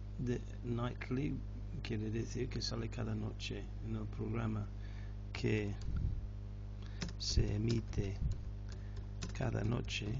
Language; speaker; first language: Spanish; non-native, fluent; English